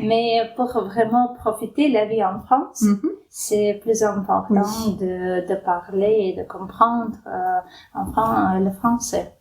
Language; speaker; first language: French; non-native, fluent; Ukrainian